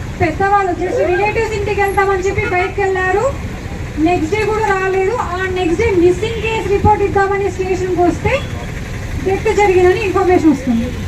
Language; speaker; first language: Telugu; native; Telugu